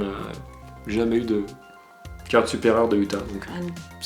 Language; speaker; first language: French; native; French